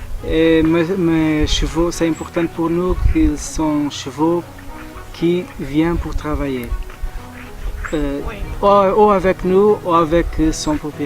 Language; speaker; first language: French; non-native, learner; Portuguese